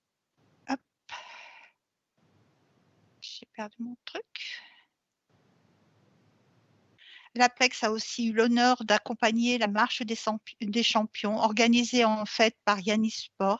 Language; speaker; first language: French; native; French